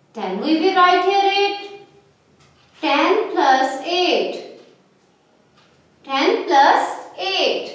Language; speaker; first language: English; non-native, local second language; Urdu